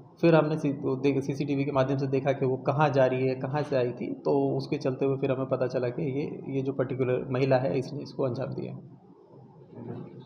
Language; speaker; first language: Hindi; non-native, local second language; Gujarati